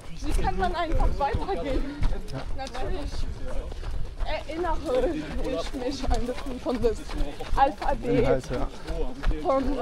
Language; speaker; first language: German; non-native, fluent; French